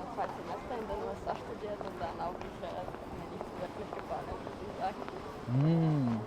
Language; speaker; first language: German; non-native, fluent; Ukrainian